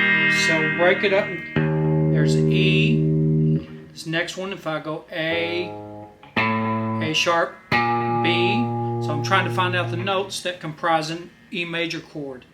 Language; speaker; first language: English; native; English